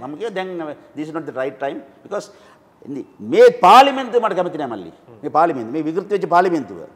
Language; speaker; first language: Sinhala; non-native, local second language; Tamil